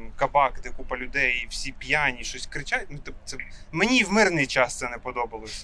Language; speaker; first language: Ukrainian; non-native, local second language; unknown